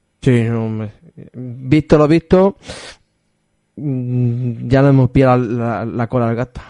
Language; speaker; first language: Spanish; native; Spanish